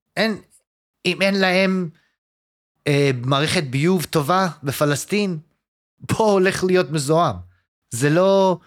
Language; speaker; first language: Hebrew; early bilingual, other home language; English